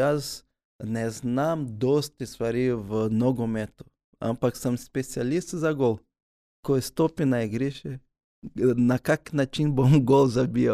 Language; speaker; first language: Slovenian; early bilingual, other home language; Portuguese